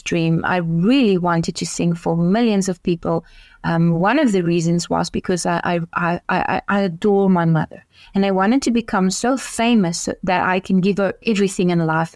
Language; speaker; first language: English; non-native, local second language; Afrikaans